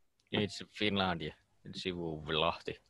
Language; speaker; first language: Russian; non-native, learner; Finnish